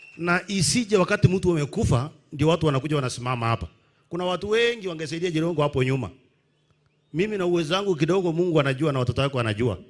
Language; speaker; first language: Swahili; non-native, local second language; Kalenjin